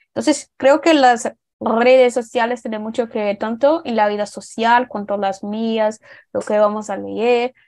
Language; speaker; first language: Spanish; non-native, learner; Portuguese